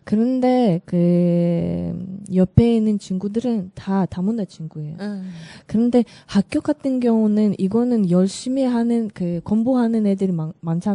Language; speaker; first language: Korean; non-native, learner; Russian